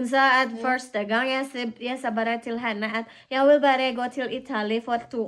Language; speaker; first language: Norwegian; non-native, learner; Indonesian